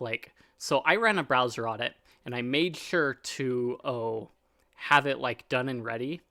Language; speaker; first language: English; native; English